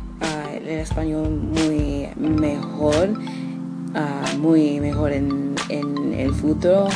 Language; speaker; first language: Spanish; non-native, learner; English